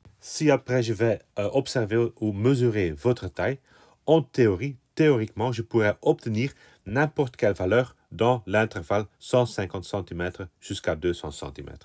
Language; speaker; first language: French; non-native, local second language; Dutch